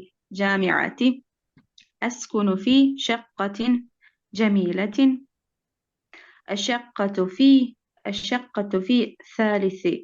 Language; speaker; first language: Arabic; non-native, learner; Bosnian